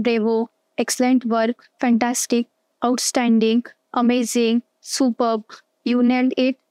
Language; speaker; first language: English; non-native, learner; Marathi